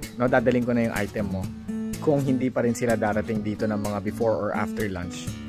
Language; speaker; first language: Filipino; non-native, local second language; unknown